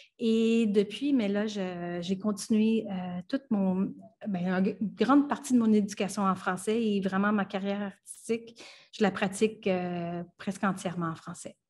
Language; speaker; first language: French; non-native, local second language; English